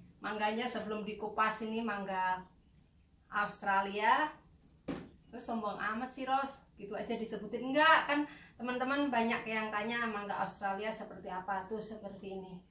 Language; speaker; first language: Indonesian; native; Indonesian